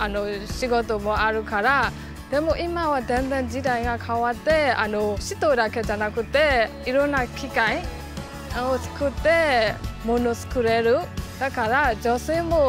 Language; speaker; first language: Japanese; non-native, fluent; Burmese